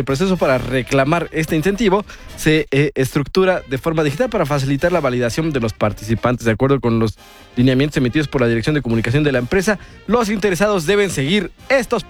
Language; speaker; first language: Spanish; native; Spanish